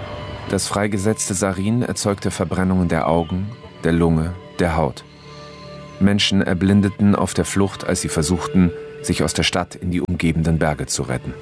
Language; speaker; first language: German; native; German